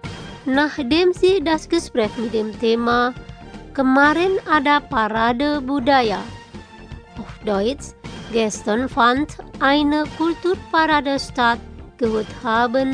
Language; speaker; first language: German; non-native, fluent; Indonesian